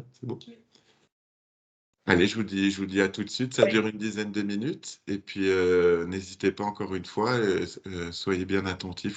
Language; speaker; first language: French; native; French